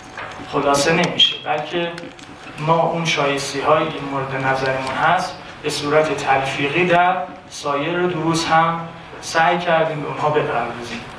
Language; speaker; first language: Persian; native; Persian